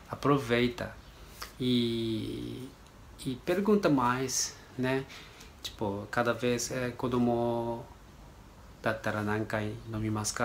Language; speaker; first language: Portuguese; non-native, fluent; Japanese